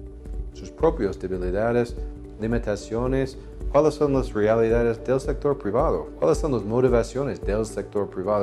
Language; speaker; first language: Spanish; non-native, fluent; English